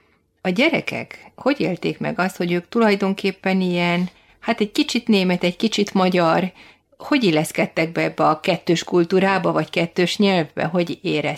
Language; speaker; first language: Hungarian; native; Hungarian